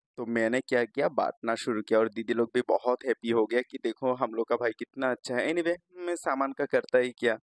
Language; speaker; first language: Hindi; non-native, local second language; Bangla